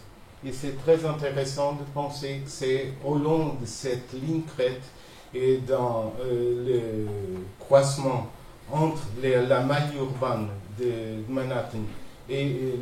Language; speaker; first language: French; non-native, fluent; Portuguese